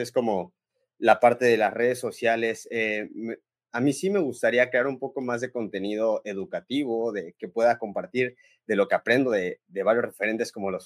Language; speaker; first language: Spanish; native; Spanish